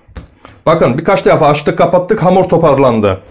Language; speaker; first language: Turkish; native; Turkish